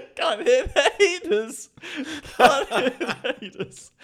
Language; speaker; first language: English; native; English